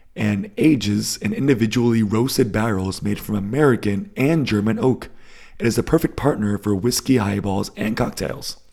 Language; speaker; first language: English; native; English